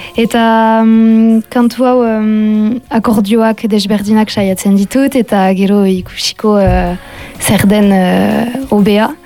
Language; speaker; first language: Basque; non-native, local second language; French